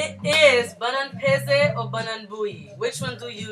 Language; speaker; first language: English; early bilingual, other home language; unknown